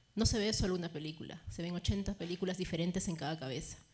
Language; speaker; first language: Spanish; native; Spanish